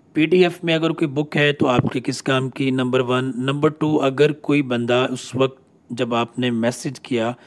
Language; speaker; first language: Urdu; non-native, local second language; Punjabi